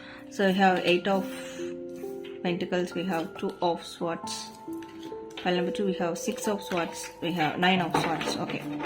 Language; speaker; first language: English; non-native, local second language; Tamil